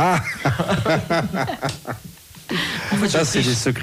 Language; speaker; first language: French; native; French